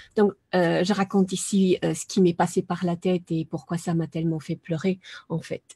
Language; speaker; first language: French; non-native, fluent; German